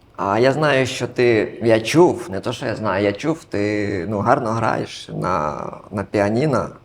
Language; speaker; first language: Ukrainian; non-native, local second language; Russian